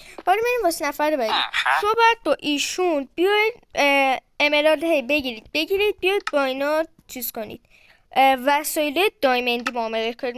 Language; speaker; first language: Persian; native; Persian